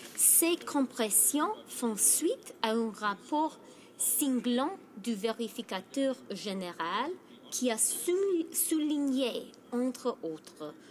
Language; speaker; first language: French; non-native, fluent; English